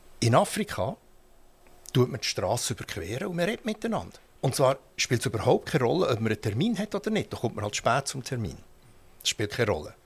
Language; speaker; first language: German; early bilingual, heritage; German